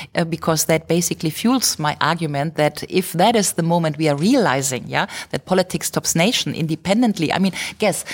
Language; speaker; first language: English; non-native, fluent; German